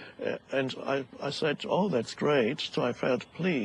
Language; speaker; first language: English; non-native, fluent; German